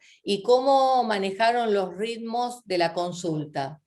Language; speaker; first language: Spanish; native; Spanish